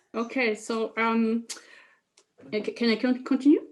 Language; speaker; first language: English; non-native, fluent; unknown